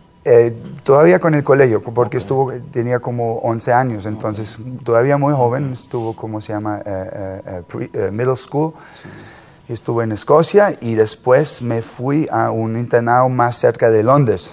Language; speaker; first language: Spanish; non-native, fluent; German